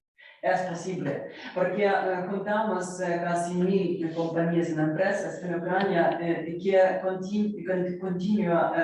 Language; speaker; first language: Spanish; non-native, learner; Ukrainian